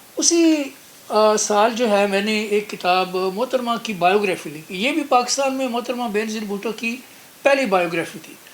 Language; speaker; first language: Urdu; non-native, local second language; Punjabi